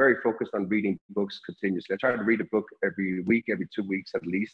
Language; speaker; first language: English; non-native, fluent; Danish